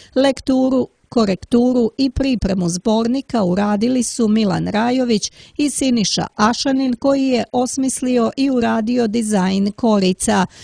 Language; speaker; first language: Serbian; native; Serbian